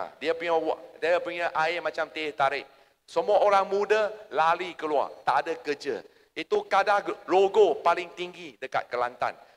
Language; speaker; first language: Malay; native; Malay